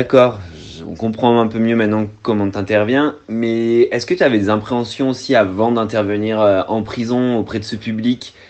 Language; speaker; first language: French; native; French